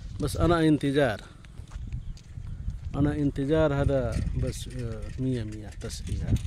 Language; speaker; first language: Arabic; non-native, learner; Hindi